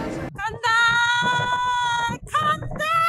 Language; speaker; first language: Korean; non-native, learner; Russian